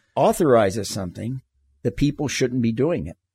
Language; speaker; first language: English; native; English